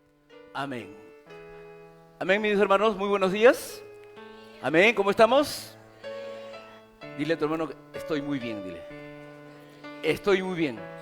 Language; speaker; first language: Spanish; native; Spanish